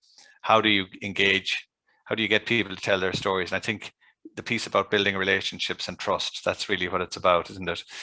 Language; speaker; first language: English; native; English